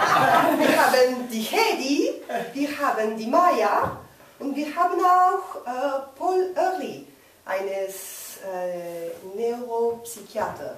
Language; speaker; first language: German; non-native, local second language; French